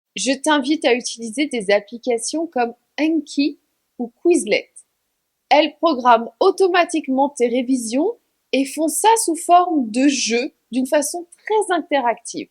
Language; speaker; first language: French; native; French